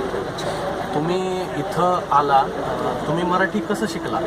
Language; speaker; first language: Marathi; native; Marathi